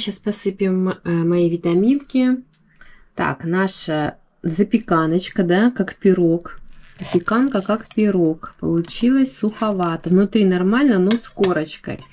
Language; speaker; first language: Russian; native; Russian